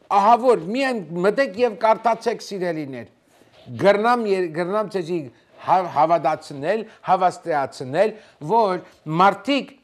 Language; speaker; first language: Armenian; native; Armenian